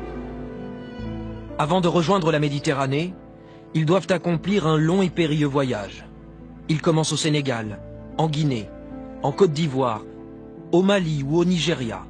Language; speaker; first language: French; native; French